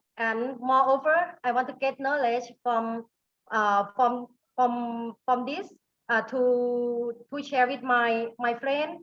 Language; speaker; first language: English; non-native, learner; Thai